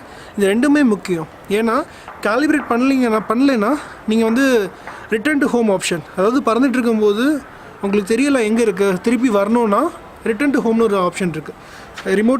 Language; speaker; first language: Tamil; native; Tamil